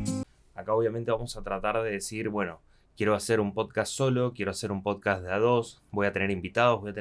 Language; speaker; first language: Spanish; native; Spanish